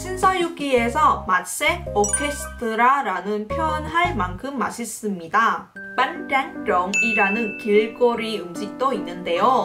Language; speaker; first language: Korean; non-native, local second language; Vietnamese